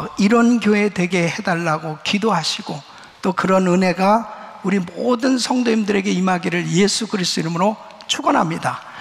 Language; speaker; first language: Korean; native; Korean